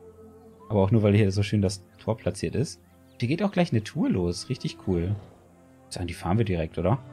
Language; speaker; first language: German; native; German